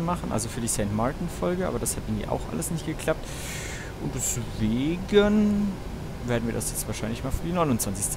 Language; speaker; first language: German; native; German